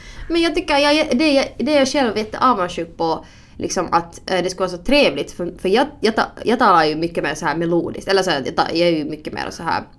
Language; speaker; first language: Swedish; native; Swedish